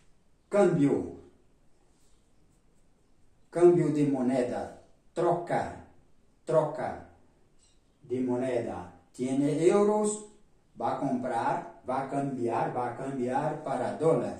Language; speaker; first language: Spanish; non-native, fluent; Portuguese